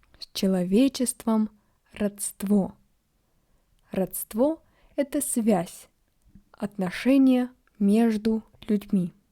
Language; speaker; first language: Russian; native; Russian